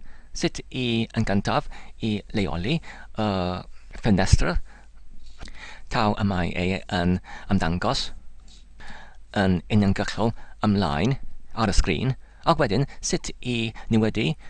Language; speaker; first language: Welsh; non-native, learner; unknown